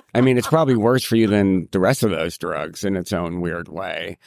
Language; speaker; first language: English; native; English